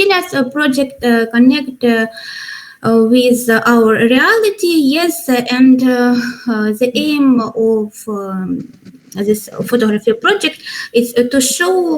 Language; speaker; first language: English; non-native, learner; Ukrainian